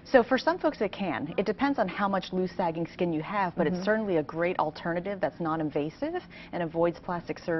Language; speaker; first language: English; native; English